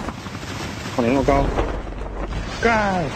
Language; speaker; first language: Chinese; native; Chinese